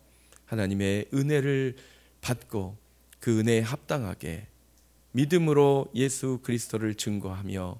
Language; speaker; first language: Korean; native; Korean